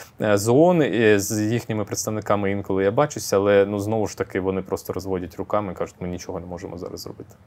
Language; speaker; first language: Ukrainian; non-native, local second language; Russian